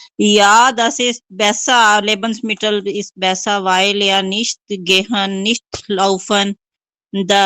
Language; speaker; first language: German; non-native, learner; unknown